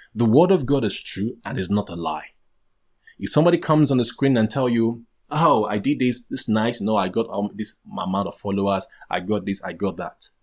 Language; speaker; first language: English; non-native, local second language; Yoruba